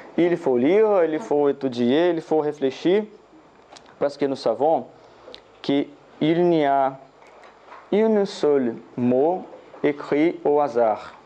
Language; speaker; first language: French; non-native, learner; Portuguese